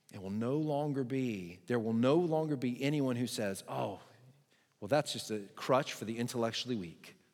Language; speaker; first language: English; native; English